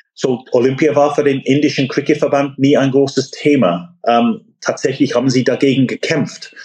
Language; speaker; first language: German; non-native, fluent; English